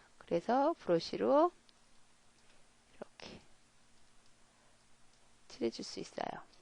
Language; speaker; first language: Korean; native; Korean